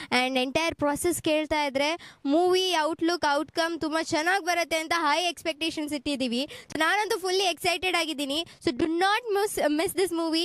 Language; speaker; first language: Kannada; native; Kannada